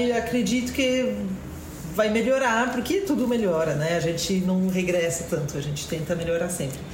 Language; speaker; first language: Portuguese; non-native, fluent; French